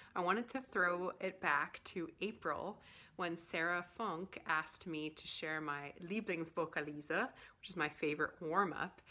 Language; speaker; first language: English; native; English